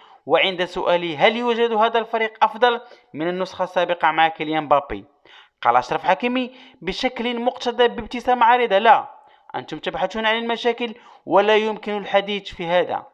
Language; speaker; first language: Arabic; native; Arabic